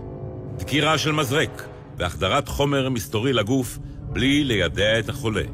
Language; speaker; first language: Hebrew; native; Hebrew